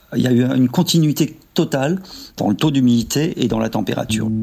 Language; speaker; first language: French; native; French